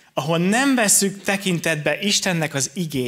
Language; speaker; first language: Hungarian; native; Hungarian